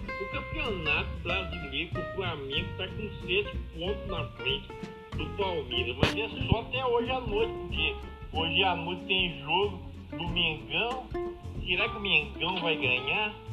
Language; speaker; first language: Portuguese; native; Portuguese